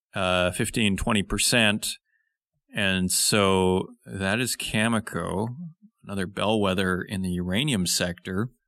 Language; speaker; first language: English; native; English